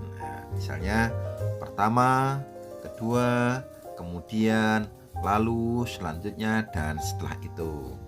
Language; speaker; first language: Indonesian; native; Indonesian